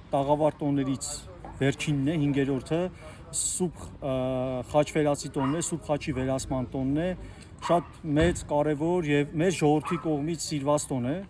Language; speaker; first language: Armenian; native; Armenian